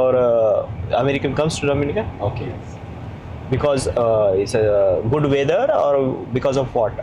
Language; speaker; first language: English; non-native, local second language; Hindi